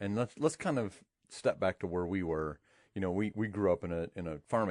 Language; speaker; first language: English; native; English